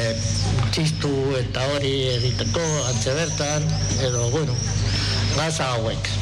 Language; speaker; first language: Basque; non-native, local second language; Spanish